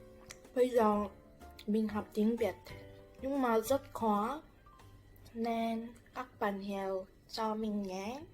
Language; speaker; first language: Vietnamese; non-native, learner; Korean